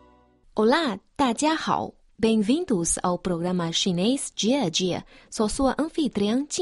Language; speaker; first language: Portuguese; non-native, fluent; Chinese